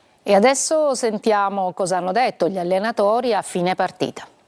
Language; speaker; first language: Italian; native; Italian